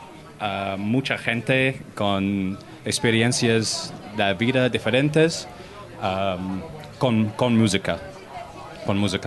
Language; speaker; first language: Spanish; non-native, learner; English